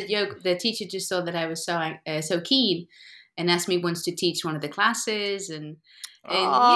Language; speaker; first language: English; native; English